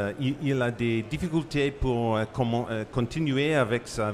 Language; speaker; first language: French; non-native, fluent; English